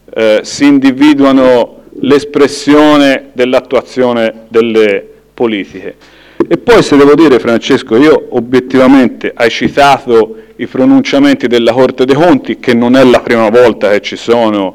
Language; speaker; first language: Italian; native; Italian